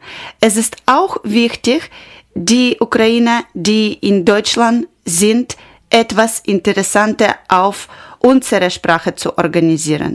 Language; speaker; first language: German; non-native, learner; Ukrainian